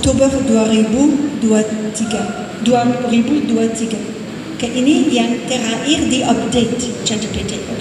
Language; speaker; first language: Indonesian; non-native, fluent; English